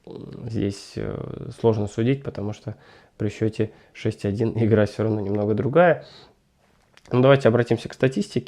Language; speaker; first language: Russian; native; Russian